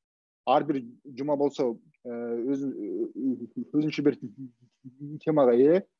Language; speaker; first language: Kyrgyz; non-native, local second language; Russian